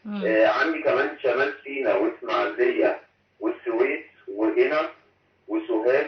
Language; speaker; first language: Arabic; native; Arabic